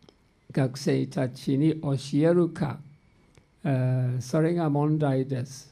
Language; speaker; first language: Japanese; non-native, fluent; English